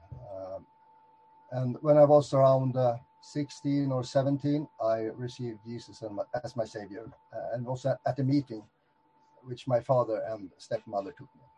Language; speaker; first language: English; non-native, fluent; Swedish